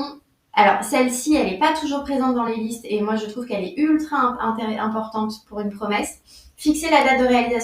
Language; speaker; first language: French; native; French